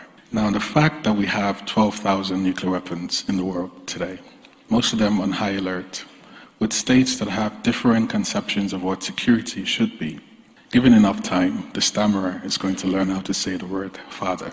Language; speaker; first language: English; non-native, local second language; Yoruba